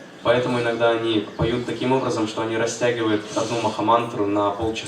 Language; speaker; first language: Russian; native; Russian